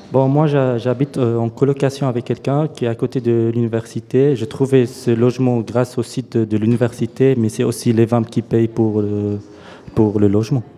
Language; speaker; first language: French; non-native, fluent; Arabic